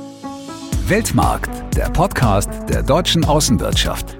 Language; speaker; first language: German; native; German